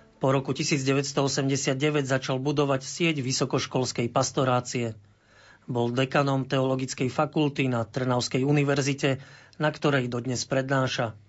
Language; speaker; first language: Slovak; native; Slovak